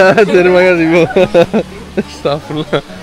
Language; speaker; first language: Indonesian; non-native, learner; Turkish